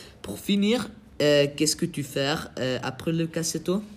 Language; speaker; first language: French; non-native, learner; German